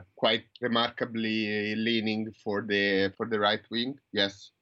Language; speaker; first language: English; non-native, fluent; Italian